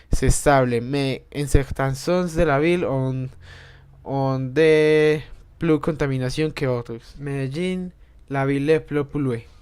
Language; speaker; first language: French; non-native, learner; Spanish